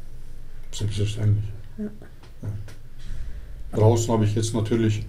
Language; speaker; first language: German; early bilingual, other home language; Turkish